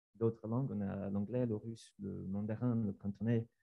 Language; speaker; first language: French; non-native, fluent; Portuguese